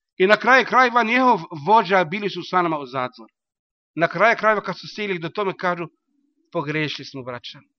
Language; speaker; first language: Bosnian; non-native, learner; Arabic